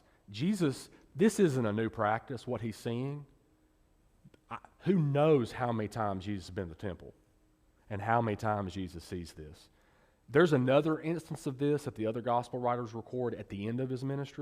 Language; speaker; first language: English; native; English